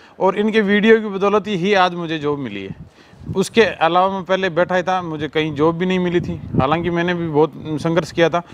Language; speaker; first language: Hindi; non-native, local second language; Punjabi